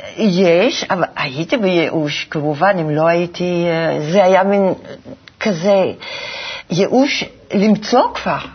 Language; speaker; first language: Hebrew; non-native, fluent; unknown